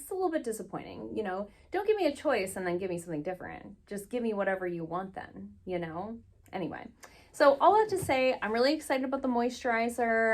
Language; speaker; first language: English; native; English